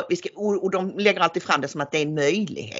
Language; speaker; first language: Swedish; native; Swedish